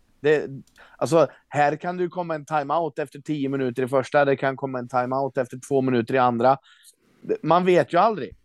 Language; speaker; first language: Swedish; native; Swedish